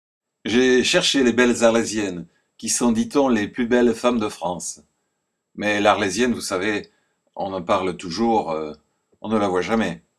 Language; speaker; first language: French; native; French